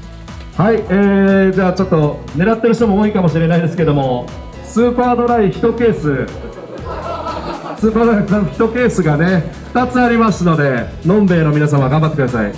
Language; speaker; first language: Japanese; native; Japanese